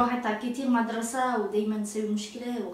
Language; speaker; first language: Arabic; non-native, learner; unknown